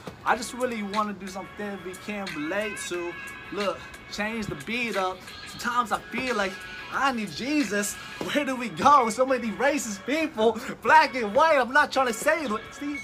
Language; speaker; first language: English; early bilingual, other home language; Chinese